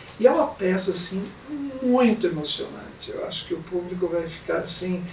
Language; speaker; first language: Portuguese; native; Portuguese